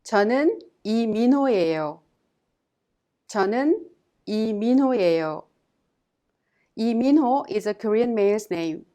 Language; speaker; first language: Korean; non-native, fluent; English